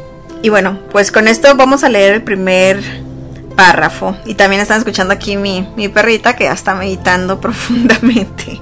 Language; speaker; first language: Spanish; native; Spanish